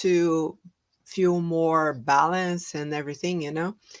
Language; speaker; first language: English; non-native, fluent; Portuguese